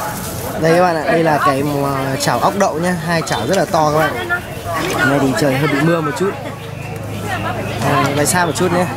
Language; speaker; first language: Vietnamese; native; Vietnamese